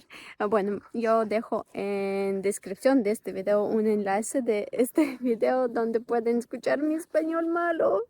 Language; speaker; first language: Spanish; non-native, fluent; Ukrainian